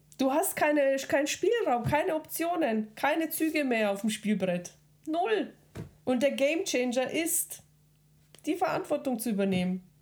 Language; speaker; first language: German; early bilingual, other home language; Russian